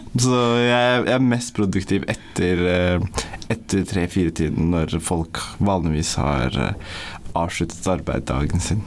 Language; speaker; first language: Norwegian; early bilingual, other home language; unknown